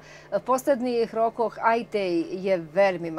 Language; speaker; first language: Slovak; native; Slovak